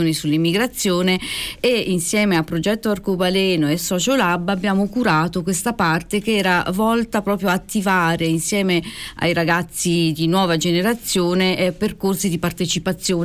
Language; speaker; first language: Italian; native; Italian